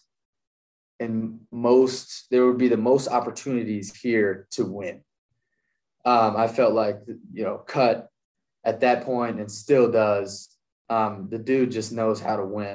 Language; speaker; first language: English; native; English